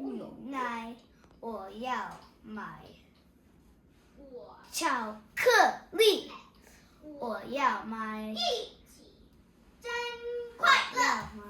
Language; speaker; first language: Chinese; non-native, learner; English